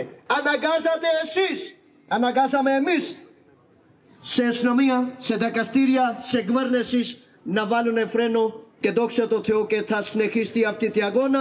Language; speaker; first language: Greek; non-native, learner; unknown